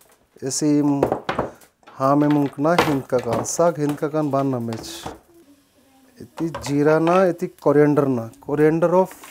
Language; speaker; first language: Armenian; non-native, learner; Hindi